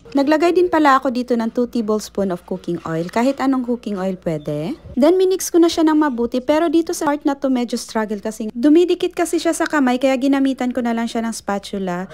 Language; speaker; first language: Filipino; non-native, local second language; Cebuano